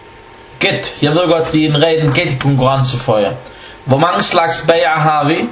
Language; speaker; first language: Danish; non-native, fluent; Arabic